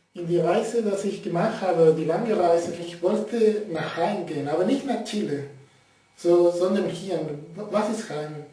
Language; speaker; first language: German; non-native, learner; Spanish